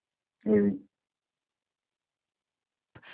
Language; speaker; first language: French; non-native, learner; Portuguese